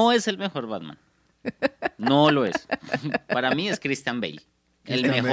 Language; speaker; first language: Spanish; native; Spanish